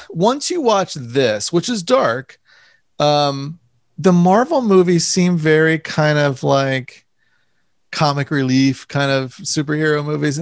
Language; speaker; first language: English; native; English